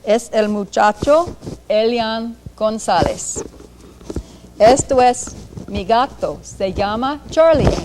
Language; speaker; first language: Spanish; non-native, learner; English